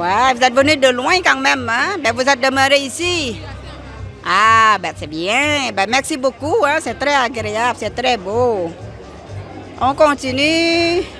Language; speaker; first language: French; non-native, fluent; Lao